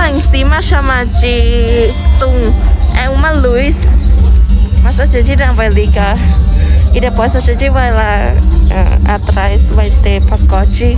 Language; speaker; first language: Portuguese; non-native, learner; Thai